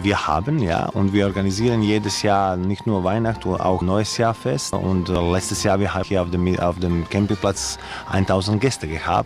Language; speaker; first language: German; non-native, learner; Croatian